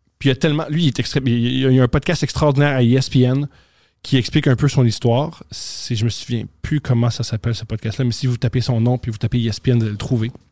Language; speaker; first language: French; native; French